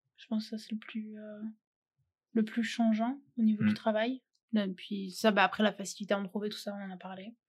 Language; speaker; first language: French; native; French